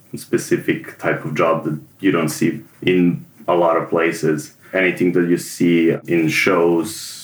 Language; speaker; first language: English; non-native, fluent; Serbian